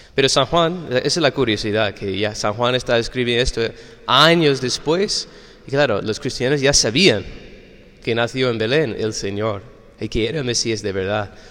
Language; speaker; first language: Spanish; non-native, fluent; English